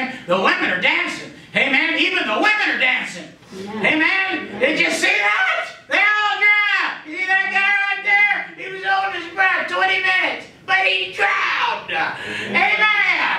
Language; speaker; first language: English; native; English